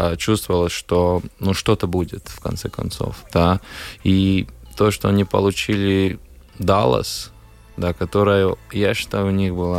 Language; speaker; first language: Russian; non-native, local second language; Latvian